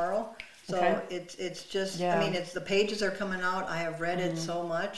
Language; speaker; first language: English; native; English